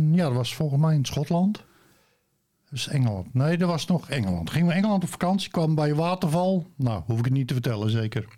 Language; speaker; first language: Dutch; native; Dutch